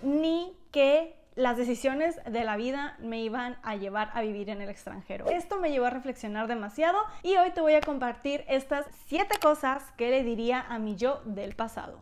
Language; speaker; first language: Spanish; native; Spanish